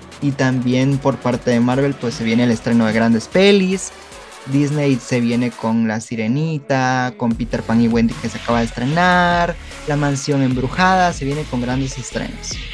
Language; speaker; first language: Spanish; native; Spanish